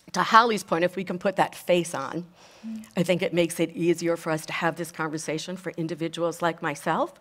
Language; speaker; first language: English; native; English